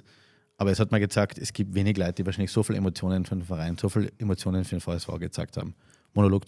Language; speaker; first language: German; native; German